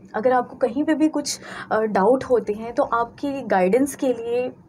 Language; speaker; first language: Hindi; native; Hindi